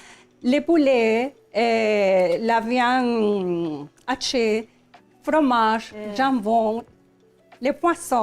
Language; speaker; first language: French; non-native, learner; Spanish